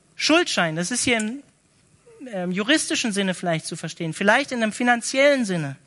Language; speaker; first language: German; native; German